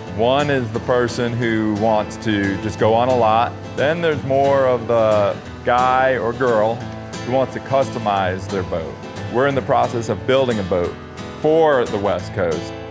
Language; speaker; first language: English; native; English